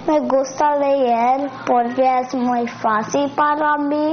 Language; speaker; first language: Spanish; non-native, learner; English